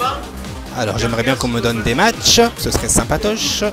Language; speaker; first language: French; native; French